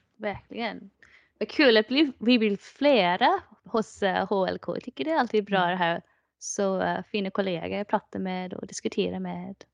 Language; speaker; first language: Swedish; non-native, fluent; English